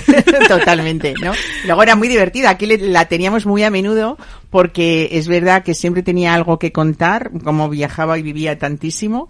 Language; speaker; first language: Spanish; native; Spanish